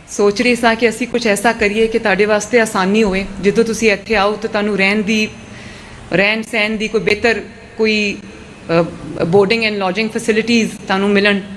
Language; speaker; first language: Punjabi; native; Punjabi